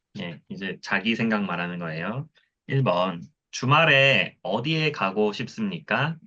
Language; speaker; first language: Korean; non-native, fluent; Thai